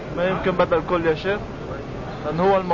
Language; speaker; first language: Arabic; native; Arabic